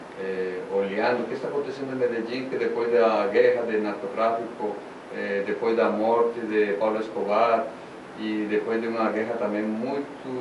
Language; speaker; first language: Portuguese; non-native, learner; Spanish